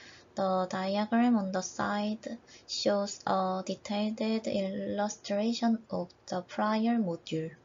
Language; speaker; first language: English; non-native, fluent; Korean